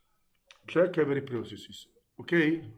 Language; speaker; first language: English; non-native, learner; Italian